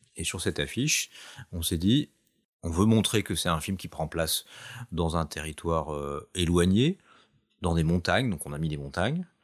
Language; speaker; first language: French; native; French